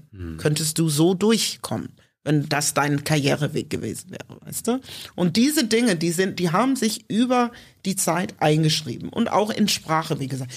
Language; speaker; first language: German; early bilingual, other home language; English